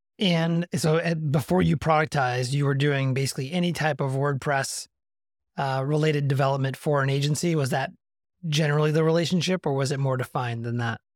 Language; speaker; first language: English; native; English